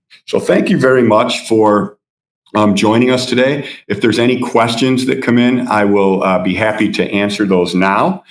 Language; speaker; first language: English; native; English